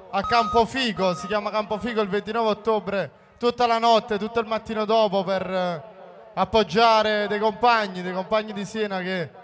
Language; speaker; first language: Italian; native; Italian